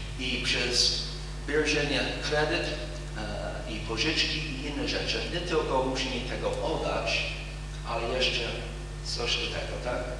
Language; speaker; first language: Polish; non-native, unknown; English